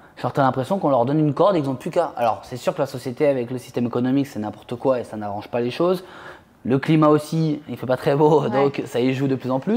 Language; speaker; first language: French; native; French